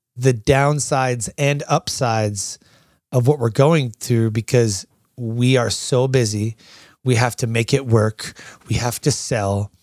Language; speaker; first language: English; native; English